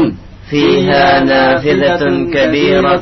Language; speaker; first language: Arabic; non-native, learner; Indonesian